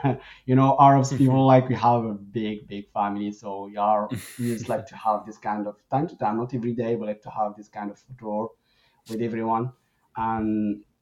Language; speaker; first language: English; non-native, fluent; Arabic